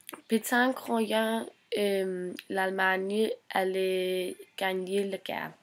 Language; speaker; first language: French; non-native, learner; Norwegian